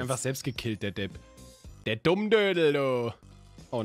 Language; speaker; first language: German; native; German